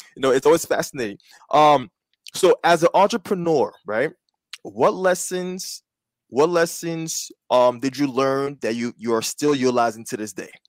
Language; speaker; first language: English; native; English